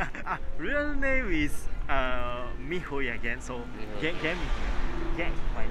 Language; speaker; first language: English; non-native, learner; Japanese